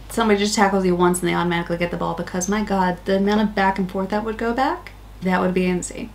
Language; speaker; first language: English; native; English